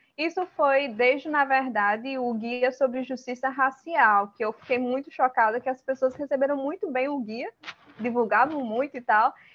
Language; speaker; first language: Portuguese; early bilingual, other home language; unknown